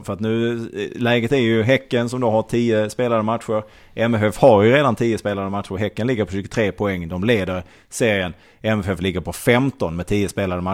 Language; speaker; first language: Swedish; native; Swedish